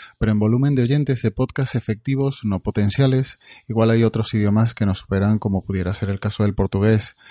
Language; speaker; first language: Spanish; native; Spanish